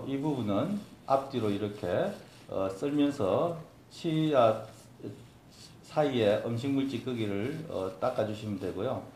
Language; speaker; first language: Korean; native; Korean